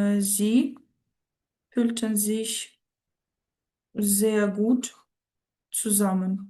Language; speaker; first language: German; non-native, fluent; Ukrainian